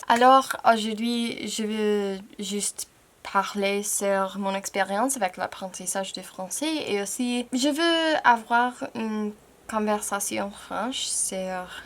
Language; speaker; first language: French; non-native, fluent; English